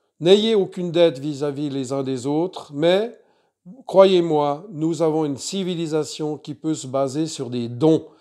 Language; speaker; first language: French; native; French